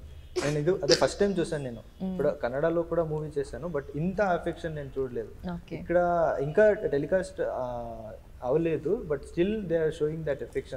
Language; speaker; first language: Telugu; non-native, learner; Kannada